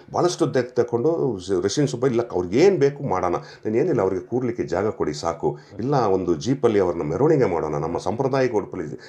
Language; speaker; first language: Kannada; non-native, local second language; Kodava